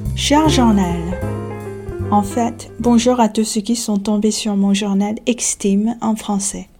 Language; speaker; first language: French; non-native, fluent; Korean